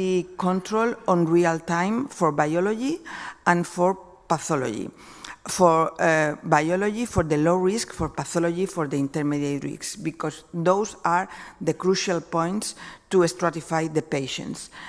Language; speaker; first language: English; non-native, fluent; Spanish